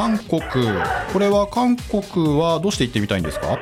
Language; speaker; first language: Japanese; native; Japanese